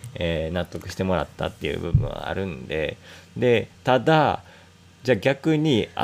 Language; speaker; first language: Japanese; non-native, fluent; German